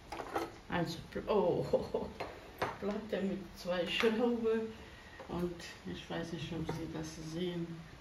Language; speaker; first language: German; non-native, fluent; Croatian